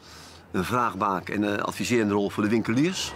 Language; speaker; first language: Dutch; native; Dutch